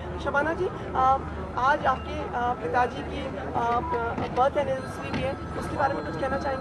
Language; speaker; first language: Hindi; native; Hindi